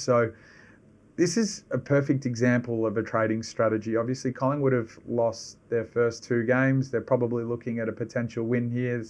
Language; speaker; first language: English; native; English